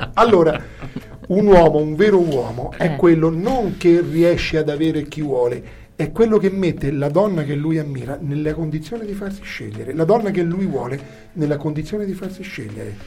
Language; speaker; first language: Italian; native; Italian